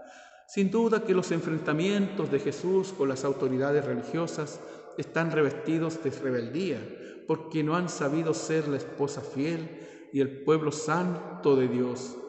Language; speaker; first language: Spanish; native; Spanish